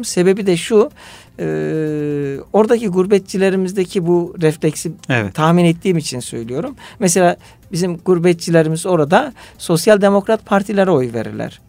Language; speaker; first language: Turkish; native; Turkish